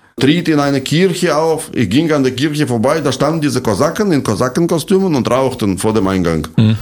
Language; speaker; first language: German; non-native, fluent; Russian